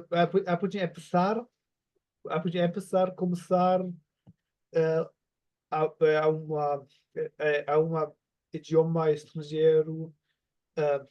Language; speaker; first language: Portuguese; non-native, learner; German